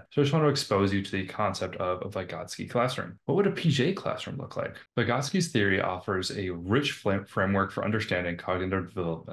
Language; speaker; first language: English; native; English